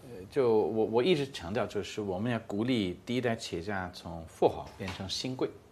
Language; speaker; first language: Chinese; non-native, fluent; English